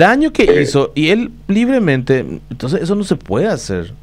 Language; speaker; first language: Spanish; native; Spanish